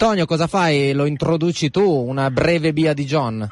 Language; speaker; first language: Italian; native; Italian